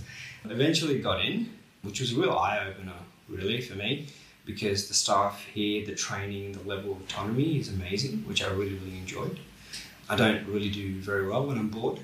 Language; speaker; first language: English; non-native, local second language; Bangla